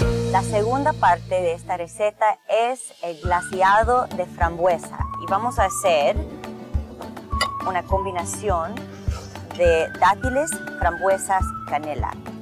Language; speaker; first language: Spanish; non-native, fluent; English